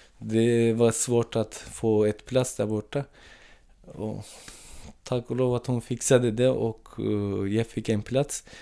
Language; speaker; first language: Swedish; non-native, fluent; Turkish